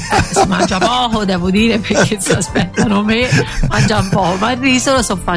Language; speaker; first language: Italian; native; Italian